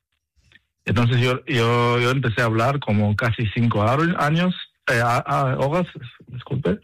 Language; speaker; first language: Spanish; early bilingual, heritage; Spanish